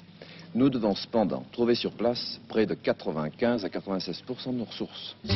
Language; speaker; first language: French; native; French